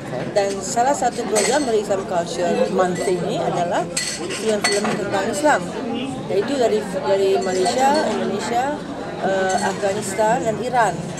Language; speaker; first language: Indonesian; native; Indonesian